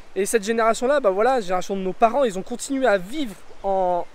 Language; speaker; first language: French; native; French